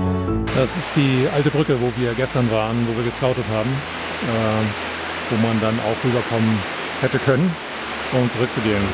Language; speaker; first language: German; native; German